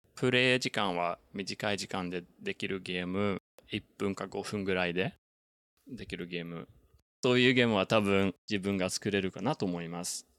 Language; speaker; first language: Japanese; non-native, fluent; Norwegian